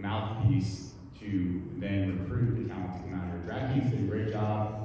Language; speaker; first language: English; native; English